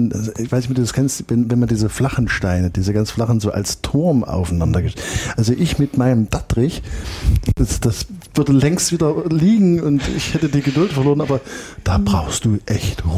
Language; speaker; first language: German; native; German